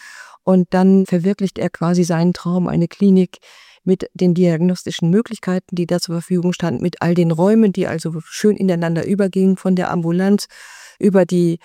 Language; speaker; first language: German; native; German